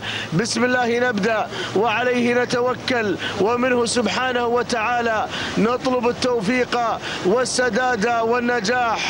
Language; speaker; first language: Arabic; native; Arabic